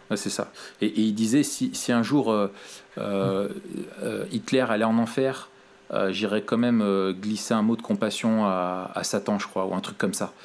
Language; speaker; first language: French; native; French